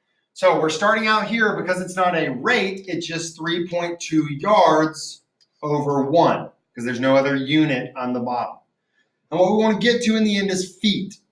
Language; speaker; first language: English; native; English